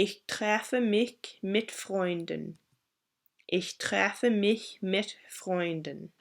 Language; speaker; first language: German; non-native, fluent; English